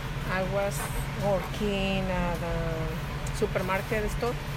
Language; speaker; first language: English; non-native, learner; Spanish